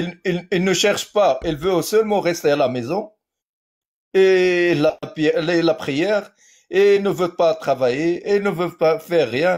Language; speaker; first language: French; non-native, learner; Arabic